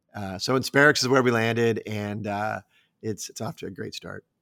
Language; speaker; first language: English; native; English